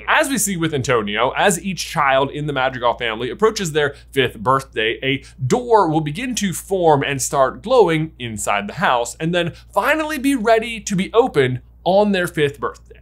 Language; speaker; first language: English; native; English